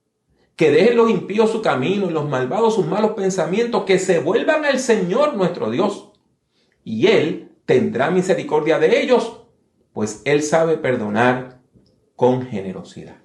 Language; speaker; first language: Spanish; native; Spanish